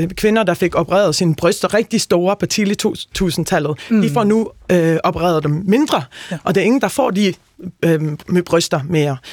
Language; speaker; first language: Danish; early bilingual, heritage; Norwegian